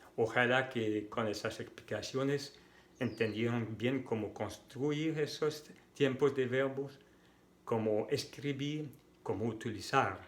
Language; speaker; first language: Spanish; non-native, fluent; French